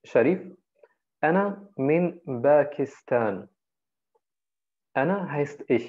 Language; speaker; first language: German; early bilingual, other home language; Turkish